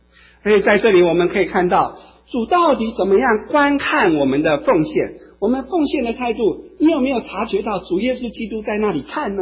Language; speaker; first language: Chinese; native; Chinese